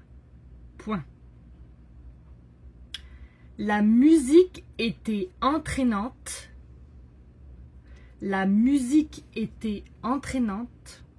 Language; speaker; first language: French; native; French